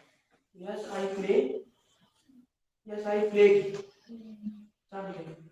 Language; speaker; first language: English; non-native, learner; Hindi